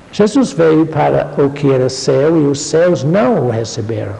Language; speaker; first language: Portuguese; non-native, fluent; English